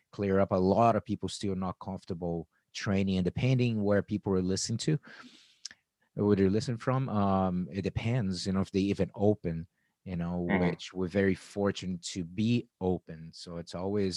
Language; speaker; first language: English; native; English